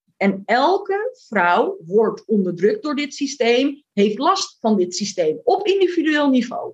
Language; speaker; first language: Dutch; early bilingual, other home language; Turkish